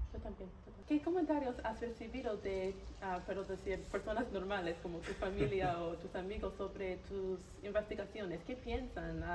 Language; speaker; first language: Spanish; non-native, learner; English